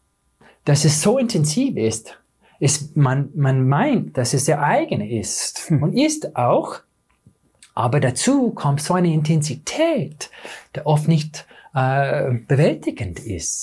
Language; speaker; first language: German; non-native, fluent; English